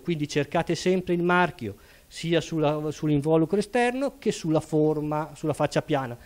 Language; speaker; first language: Italian; native; Italian